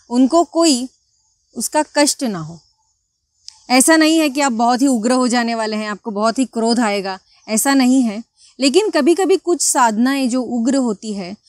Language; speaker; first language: Hindi; non-native, local second language; Marathi